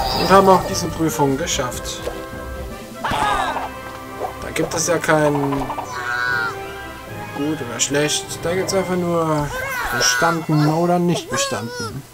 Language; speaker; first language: German; native; German